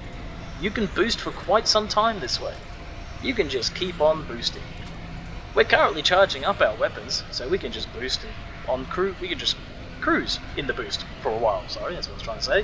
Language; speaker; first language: English; native; English